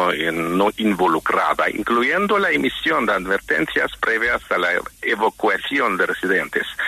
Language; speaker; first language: Spanish; non-native, fluent; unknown